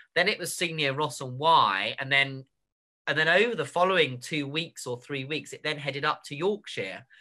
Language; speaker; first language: English; native; English